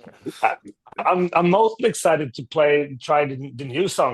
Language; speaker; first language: English; non-native, fluent; Swedish